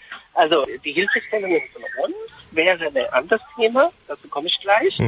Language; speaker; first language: German; non-native, fluent; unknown